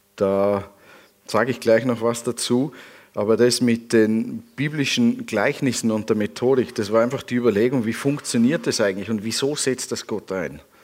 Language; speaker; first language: German; native; German